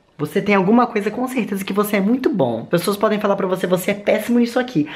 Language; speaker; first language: Portuguese; native; Portuguese